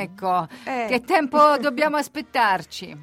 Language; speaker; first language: Italian; native; Italian